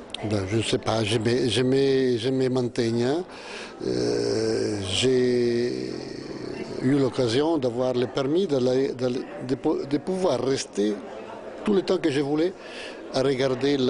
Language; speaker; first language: French; non-native, fluent; Italian